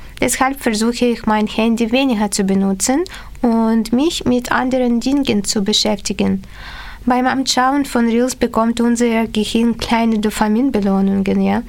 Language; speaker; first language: German; non-native, learner; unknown